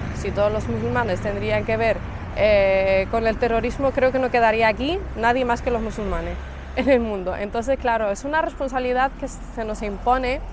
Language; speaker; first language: Spanish; early bilingual, other home language; Arabic